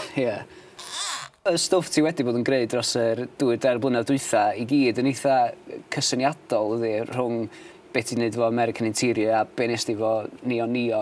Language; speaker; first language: Welsh; native; Welsh